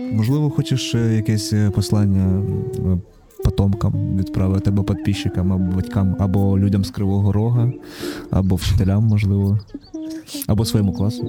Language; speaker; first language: Ukrainian; native; Ukrainian